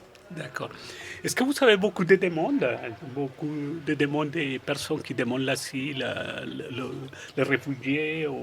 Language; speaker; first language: French; non-native, fluent; Spanish